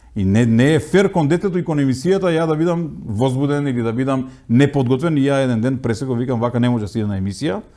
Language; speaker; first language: Macedonian; native; Macedonian